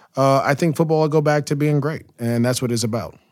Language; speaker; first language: English; native; English